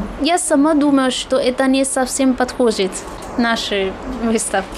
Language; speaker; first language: Russian; non-native, fluent; Chinese